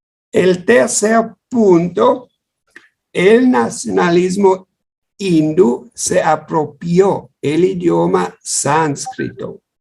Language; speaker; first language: Spanish; non-native, fluent; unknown